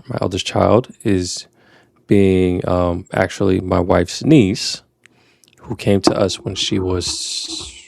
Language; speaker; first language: English; native; English